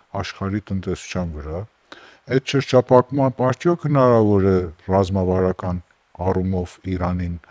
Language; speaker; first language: Armenian; native; Armenian